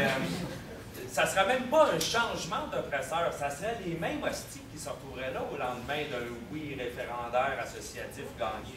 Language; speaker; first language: French; native; French